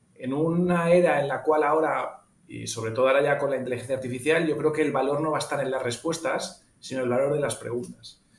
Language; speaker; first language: Spanish; native; Spanish